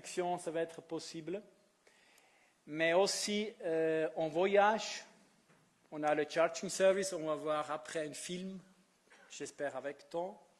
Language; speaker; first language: French; non-native, fluent; Italian